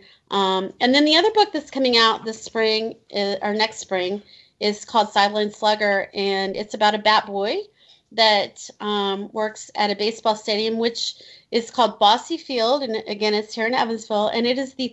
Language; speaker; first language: English; native; English